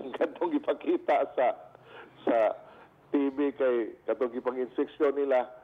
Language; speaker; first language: Cebuano; native; Cebuano